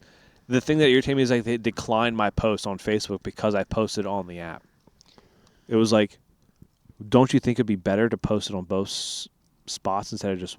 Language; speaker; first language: English; native; English